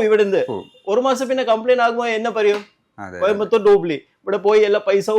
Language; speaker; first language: Malayalam; non-native, local second language; Tamil